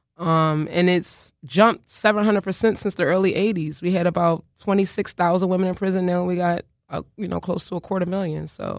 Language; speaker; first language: English; native; English